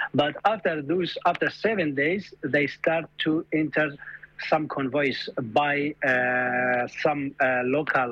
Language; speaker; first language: English; non-native, fluent; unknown